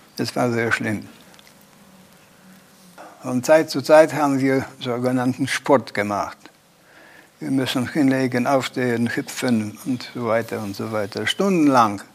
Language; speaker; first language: German; non-native, learner; Polish